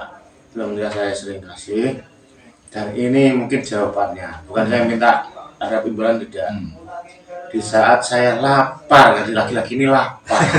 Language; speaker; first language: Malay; non-native, local second language; Javanese